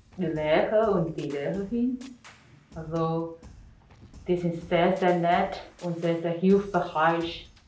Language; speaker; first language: German; non-native, learner; Chinese